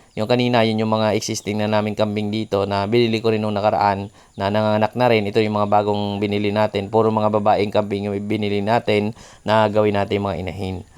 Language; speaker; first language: Filipino; non-native, local second language; Cebuano